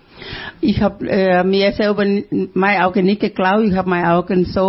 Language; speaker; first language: German; non-native, fluent; Thai